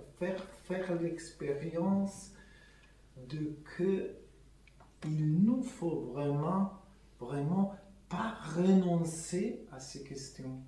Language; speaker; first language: French; non-native, fluent; Italian